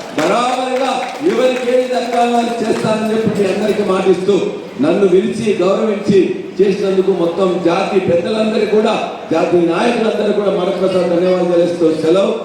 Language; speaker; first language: Telugu; native; Telugu